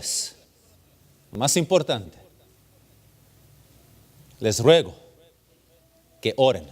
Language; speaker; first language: Spanish; early bilingual, heritage; English